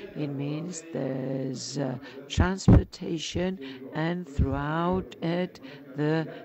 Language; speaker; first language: English; non-native, fluent; Spanish